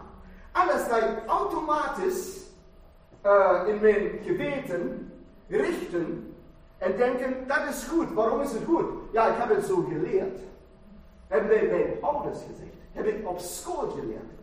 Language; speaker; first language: Dutch; non-native, fluent; German